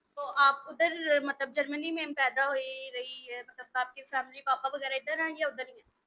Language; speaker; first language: Urdu; native; Urdu